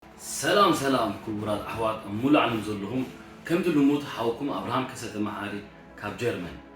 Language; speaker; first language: Tigrinya; early bilingual, heritage; Tigrinya